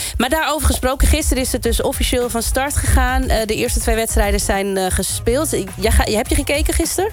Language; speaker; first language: Dutch; native; Dutch